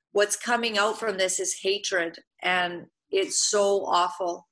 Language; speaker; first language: English; native; English